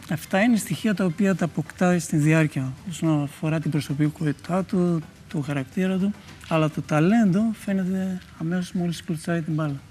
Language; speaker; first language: Greek; early bilingual, other home language; Russian